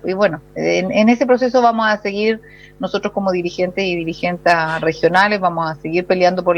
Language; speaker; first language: Spanish; native; Spanish